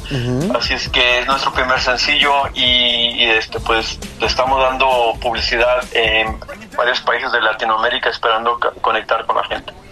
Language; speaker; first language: Spanish; early bilingual, heritage; Spanish